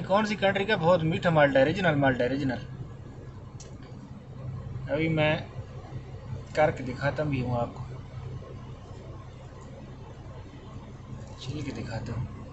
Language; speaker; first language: Hindi; non-native, local second language; Punjabi